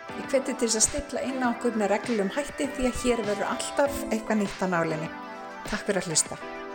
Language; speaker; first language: Icelandic; native; Icelandic